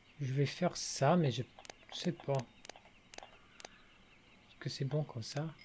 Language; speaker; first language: French; non-native, learner; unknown